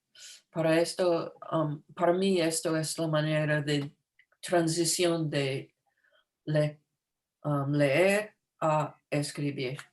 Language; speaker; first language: Spanish; non-native, fluent; English